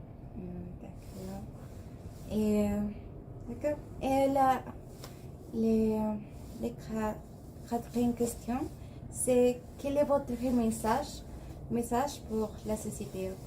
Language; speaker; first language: French; non-native, learner; Spanish